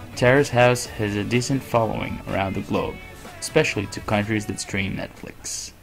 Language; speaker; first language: English; non-native, local second language; Filipino